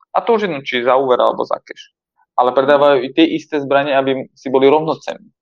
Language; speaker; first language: Slovak; non-native, fluent; Armenian